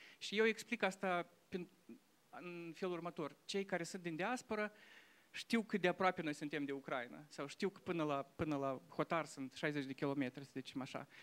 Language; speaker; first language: Romanian; non-native, local second language; Russian